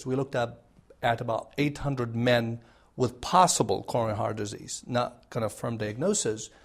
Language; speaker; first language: English; non-native, fluent; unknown